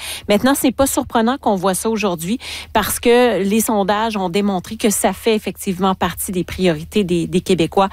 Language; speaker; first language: French; native; French